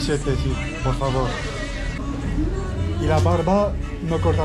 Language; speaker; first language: Spanish; non-native, learner; French